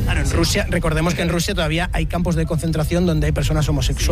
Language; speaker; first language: Spanish; native; Spanish